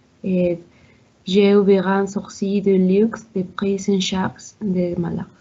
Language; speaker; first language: French; non-native, learner; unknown